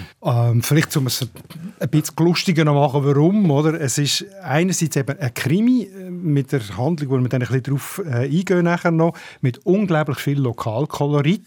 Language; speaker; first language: German; native; German